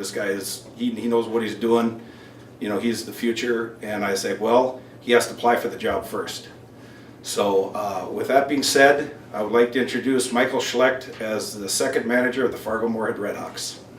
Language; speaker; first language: English; native; English